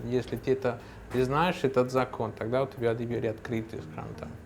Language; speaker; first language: Russian; non-native, fluent; Spanish